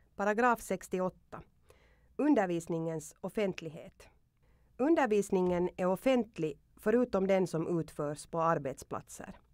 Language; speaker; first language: Swedish; native; Swedish